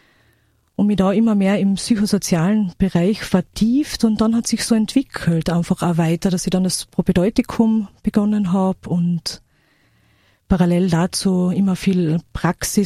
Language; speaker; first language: German; native; German